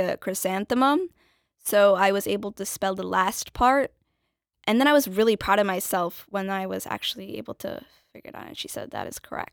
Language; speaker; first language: English; early bilingual, other home language; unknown